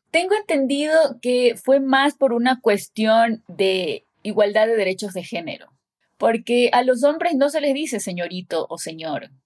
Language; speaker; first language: Spanish; native; Spanish